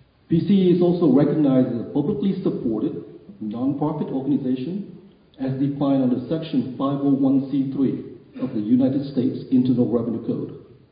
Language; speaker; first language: English; non-native, fluent; Vietnamese